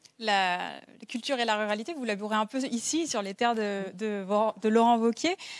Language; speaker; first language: French; native; French